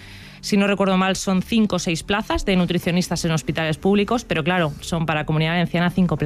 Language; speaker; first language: Spanish; native; Spanish